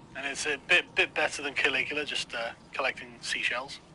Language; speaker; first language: English; native; English